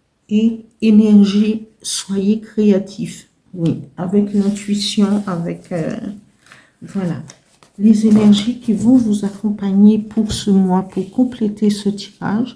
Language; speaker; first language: French; native; French